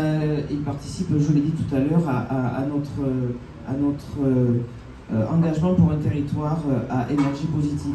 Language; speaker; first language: French; native; French